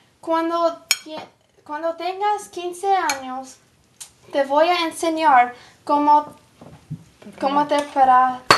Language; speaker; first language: Spanish; non-native, learner; English